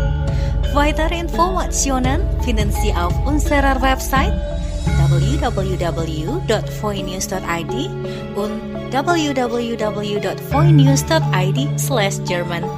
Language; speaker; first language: German; non-native, fluent; Indonesian